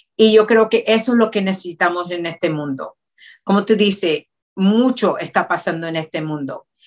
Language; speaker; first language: Spanish; early bilingual, heritage; Spanish